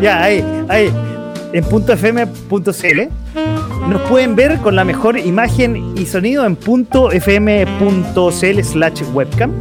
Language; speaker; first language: Spanish; native; Spanish